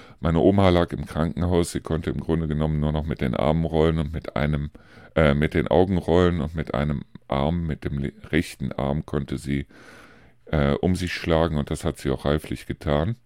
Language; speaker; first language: German; native; German